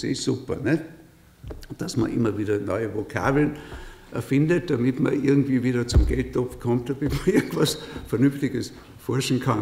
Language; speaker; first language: German; native; German